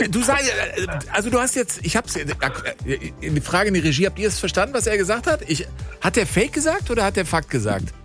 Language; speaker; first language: German; native; German